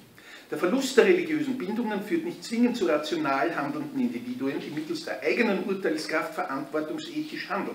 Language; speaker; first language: German; native; German